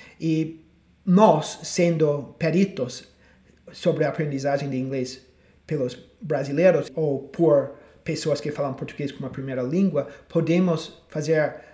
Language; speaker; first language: Portuguese; non-native, fluent; English